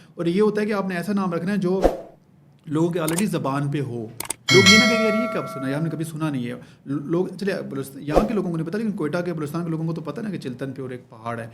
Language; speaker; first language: Urdu; non-native, local second language; Baluchi